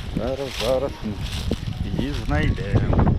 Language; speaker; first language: Ukrainian; non-native, local second language; Russian